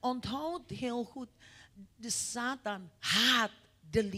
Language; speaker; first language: Dutch; non-native, fluent; Indonesian